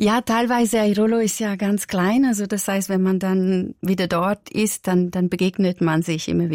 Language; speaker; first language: German; non-native, local second language; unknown